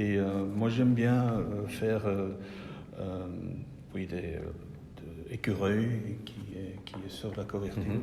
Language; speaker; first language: French; non-native, local second language; Dutch